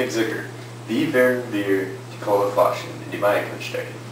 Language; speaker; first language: German; non-native, learner; English